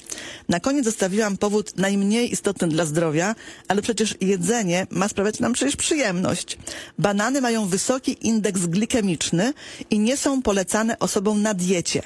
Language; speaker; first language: Polish; native; Polish